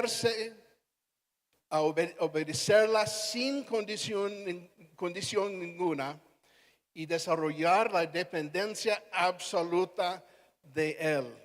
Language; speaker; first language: Spanish; non-native, fluent; English